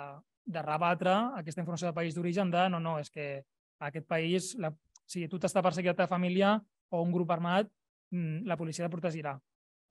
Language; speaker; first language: Catalan; native; Catalan